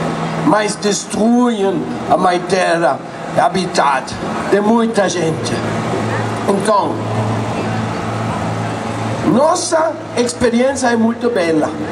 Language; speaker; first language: Portuguese; non-native, fluent; Spanish